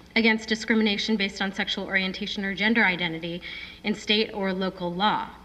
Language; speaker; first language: English; native; English